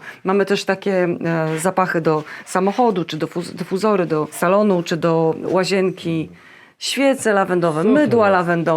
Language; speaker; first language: Polish; native; Polish